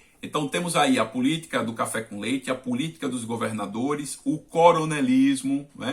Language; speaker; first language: Portuguese; native; Portuguese